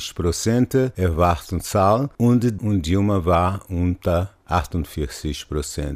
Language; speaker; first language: German; non-native, fluent; Portuguese